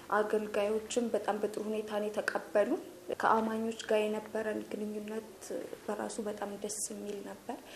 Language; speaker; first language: Amharic; native; Amharic